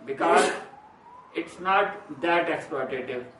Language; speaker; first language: English; non-native, local second language; Urdu